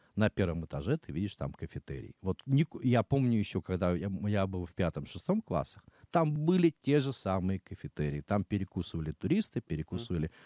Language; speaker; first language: Russian; native; Russian